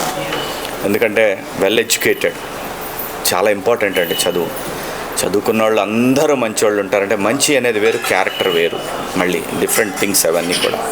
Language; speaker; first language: Telugu; native; Telugu